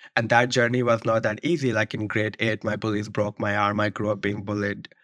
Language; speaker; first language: English; non-native, local second language; Urdu